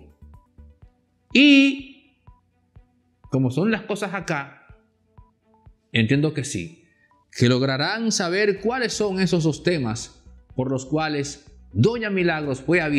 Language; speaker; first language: Spanish; native; Spanish